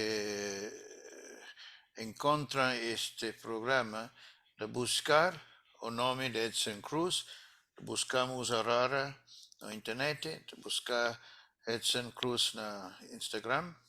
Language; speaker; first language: Portuguese; non-native, fluent; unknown